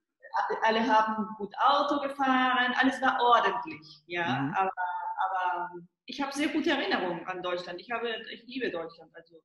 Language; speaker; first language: German; early bilingual, heritage; Spanish